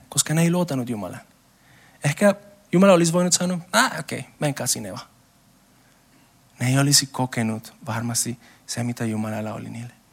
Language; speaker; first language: Finnish; non-native, learner; Spanish